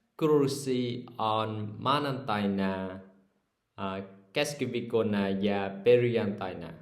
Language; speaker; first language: Finnish; non-native, learner; Vietnamese